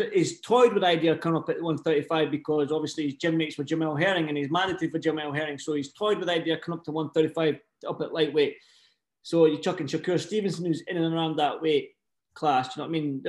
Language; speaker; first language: English; native; English